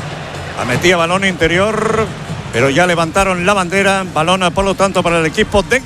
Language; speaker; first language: Spanish; native; Spanish